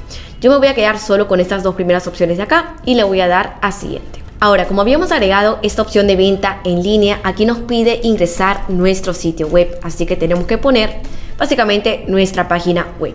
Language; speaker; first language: Spanish; native; Spanish